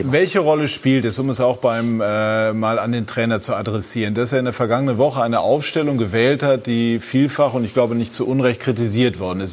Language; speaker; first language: German; native; German